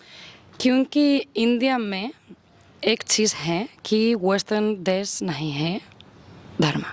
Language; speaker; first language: Hindi; non-native, learner; Spanish